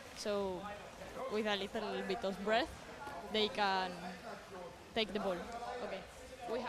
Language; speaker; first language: English; non-native, learner; Spanish